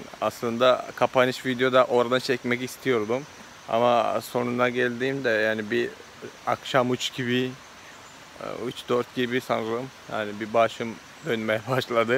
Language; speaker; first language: Turkish; non-native, learner; Malayalam